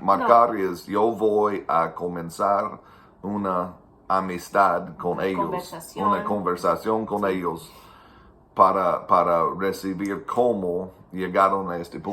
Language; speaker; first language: Spanish; non-native, fluent; English